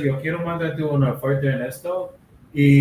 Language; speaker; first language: Spanish; non-native, learner; English